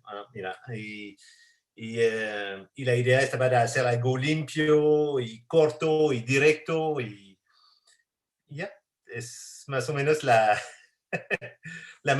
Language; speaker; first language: Spanish; non-native, fluent; French